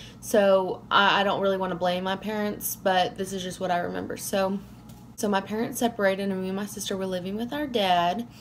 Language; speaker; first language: English; native; English